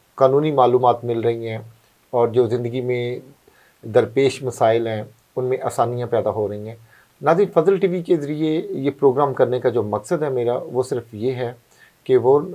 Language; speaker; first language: Urdu; non-native, local second language; Punjabi